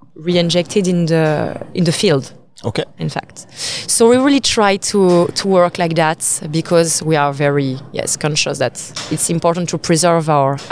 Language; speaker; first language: English; non-native, fluent; French